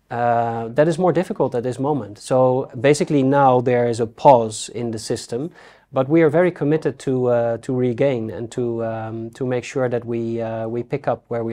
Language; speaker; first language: English; non-native, fluent; Dutch